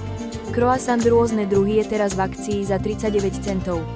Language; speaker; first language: Slovak; native; Slovak